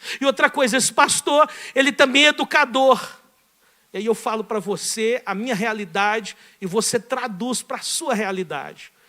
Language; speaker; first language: Portuguese; native; Portuguese